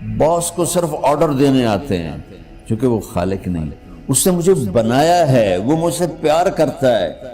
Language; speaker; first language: Urdu; non-native, local second language; Punjabi